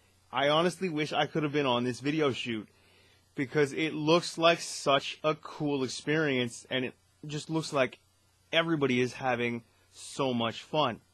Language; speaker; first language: English; native; English